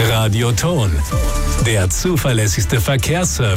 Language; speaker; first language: German; native; German